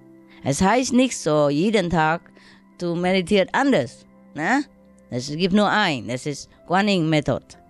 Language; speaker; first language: German; non-native, learner; Vietnamese